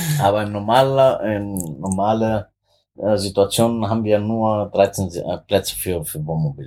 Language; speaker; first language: German; non-native, fluent; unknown